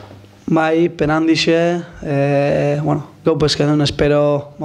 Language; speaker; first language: Basque; native; Basque